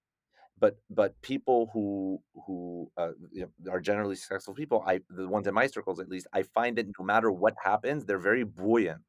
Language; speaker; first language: English; native; English